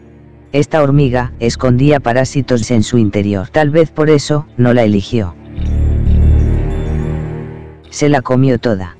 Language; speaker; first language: Spanish; native; Spanish